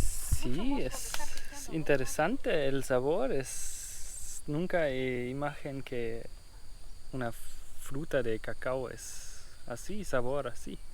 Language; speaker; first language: Spanish; non-native, learner; German